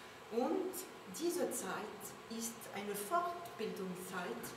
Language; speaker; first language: German; non-native, learner; French